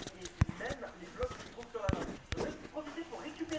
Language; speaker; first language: French; native; French